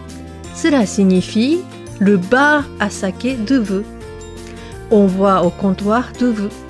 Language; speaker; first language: French; non-native, fluent; Japanese